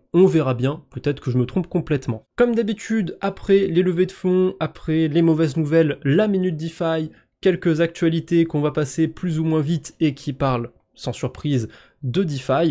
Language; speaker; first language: French; native; French